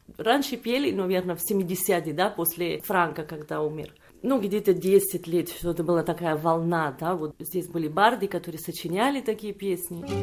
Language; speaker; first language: Russian; non-native, fluent; Catalan